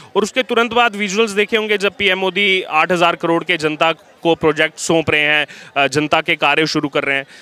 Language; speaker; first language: Hindi; native; Hindi